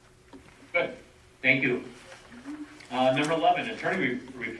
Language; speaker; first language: English; native; English